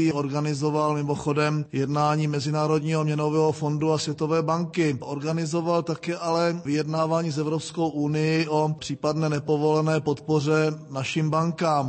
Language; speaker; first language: Czech; native; Czech